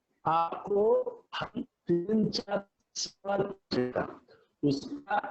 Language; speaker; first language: Hindi; non-native, local second language; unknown